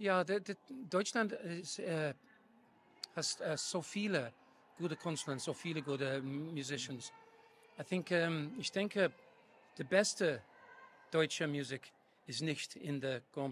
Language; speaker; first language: German; non-native, learner; English